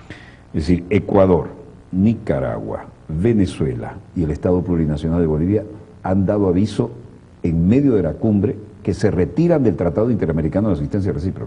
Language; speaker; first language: Spanish; native; Spanish